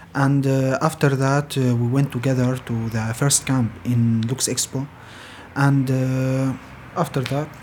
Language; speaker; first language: English; non-native, fluent; Arabic